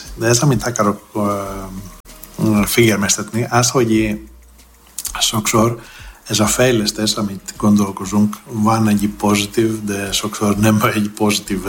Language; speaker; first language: Hungarian; non-native, fluent; Greek